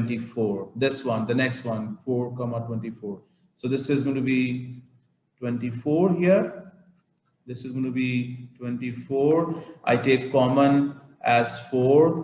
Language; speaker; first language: English; non-native, local second language; Urdu